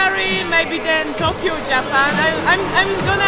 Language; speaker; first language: English; non-native, fluent; Polish